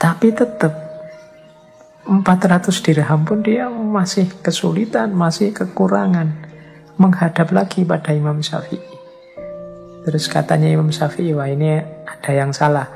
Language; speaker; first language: Indonesian; native; Indonesian